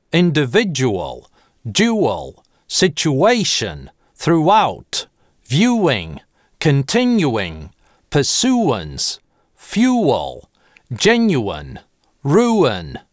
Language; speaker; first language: English; non-native, fluent; Russian